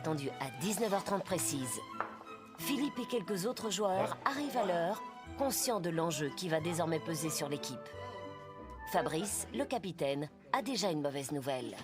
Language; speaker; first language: French; native; French